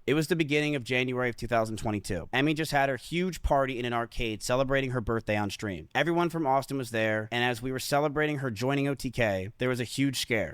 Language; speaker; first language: English; native; English